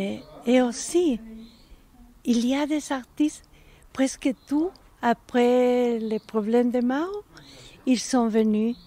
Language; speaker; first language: French; non-native, fluent; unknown